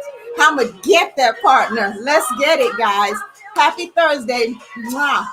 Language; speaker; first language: English; native; English